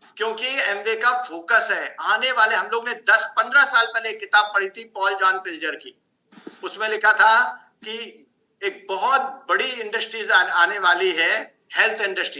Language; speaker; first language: Hindi; native; Hindi